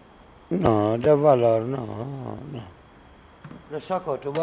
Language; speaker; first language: Spanish; non-native, fluent; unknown